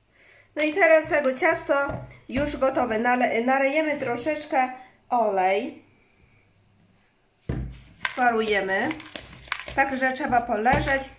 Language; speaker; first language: Polish; non-native, learner; Chinese